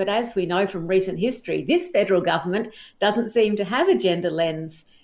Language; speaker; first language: English; native; English